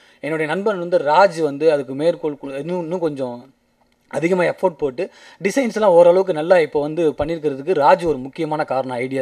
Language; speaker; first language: Tamil; native; Tamil